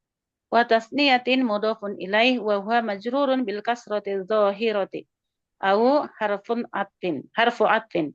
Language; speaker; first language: Arabic; non-native, learner; Indonesian